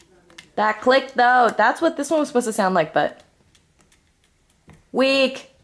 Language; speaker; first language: English; native; English